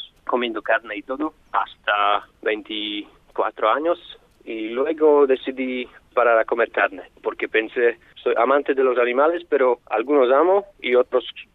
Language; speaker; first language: Spanish; non-native, fluent; Slovak